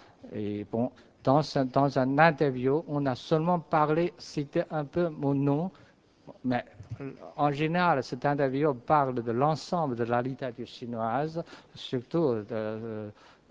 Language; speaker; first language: French; non-native, fluent; Chinese